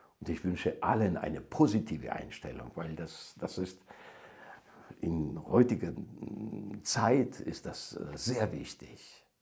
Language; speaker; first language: German; non-native, fluent; Georgian